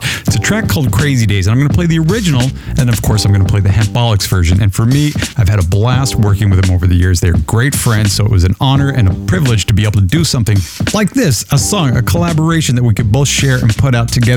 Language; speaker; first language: English; native; English